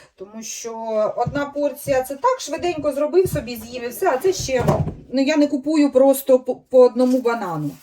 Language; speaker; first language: Ukrainian; native; Ukrainian